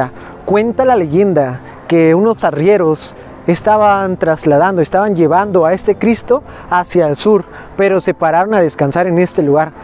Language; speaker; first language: Spanish; native; Spanish